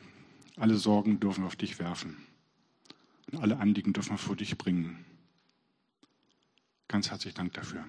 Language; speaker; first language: German; native; German